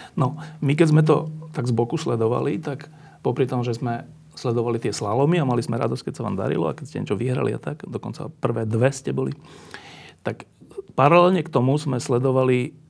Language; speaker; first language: Slovak; native; Slovak